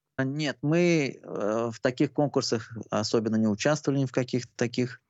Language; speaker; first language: Russian; non-native, local second language; Azerbaijani